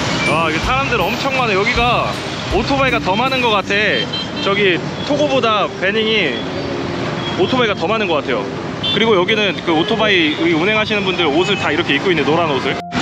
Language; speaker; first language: Korean; native; Korean